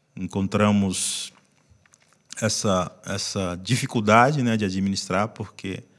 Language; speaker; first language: Portuguese; native; Portuguese